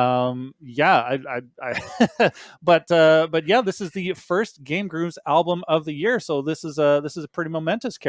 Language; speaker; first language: English; native; English